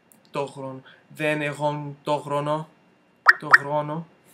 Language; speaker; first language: Greek; non-native, learner; Portuguese